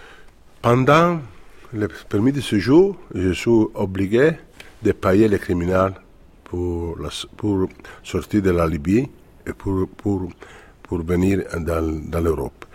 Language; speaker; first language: French; non-native, fluent; Italian